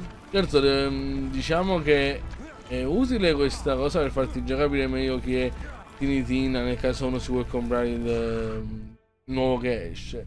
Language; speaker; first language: Italian; native; Italian